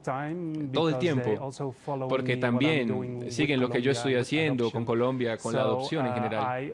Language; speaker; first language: Spanish; non-native, fluent; Dutch